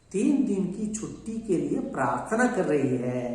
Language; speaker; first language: Hindi; non-native, local second language; Kannada